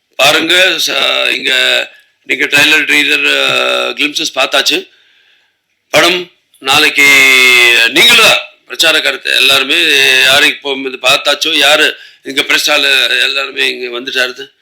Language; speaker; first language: Tamil; non-native, local second language; Telugu